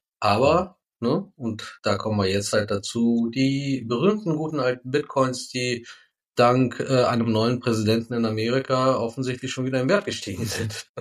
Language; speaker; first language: German; native; German